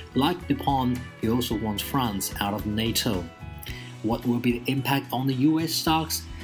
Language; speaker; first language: English; non-native, fluent; Chinese